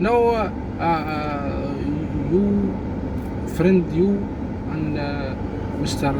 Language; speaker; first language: English; non-native, learner; Arabic